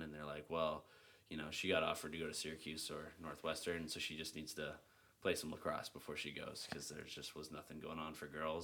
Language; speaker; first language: English; native; English